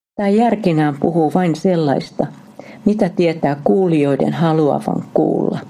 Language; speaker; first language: Finnish; native; Finnish